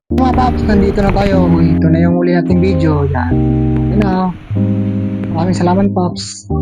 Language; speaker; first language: Filipino; non-native, local second language; Cebuano